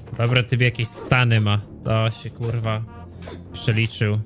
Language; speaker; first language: Polish; native; Polish